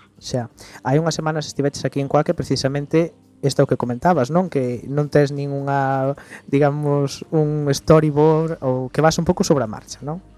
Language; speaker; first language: Galician; non-native, local second language; Spanish